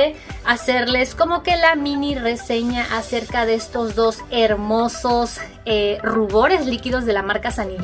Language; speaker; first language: Spanish; native; Spanish